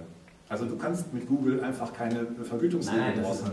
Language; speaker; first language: German; native; German